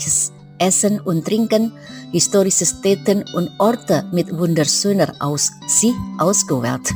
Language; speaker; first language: German; non-native, fluent; Indonesian